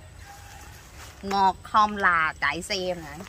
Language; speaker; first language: Vietnamese; non-native, learner; Thai